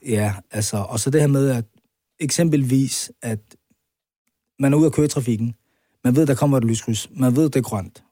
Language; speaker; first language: Danish; early bilingual, other home language; Arabic